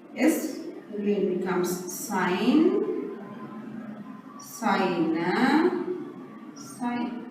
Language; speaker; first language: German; non-native, fluent; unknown